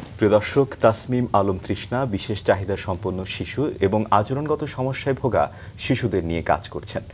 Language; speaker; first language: Bangla; native; Bangla